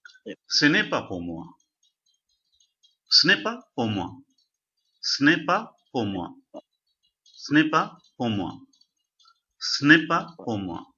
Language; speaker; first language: French; non-native, fluent; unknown